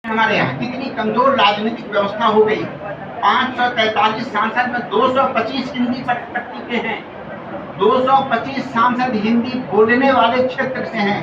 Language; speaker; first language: Hindi; native; Hindi